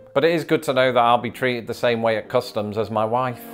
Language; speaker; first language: English; native; English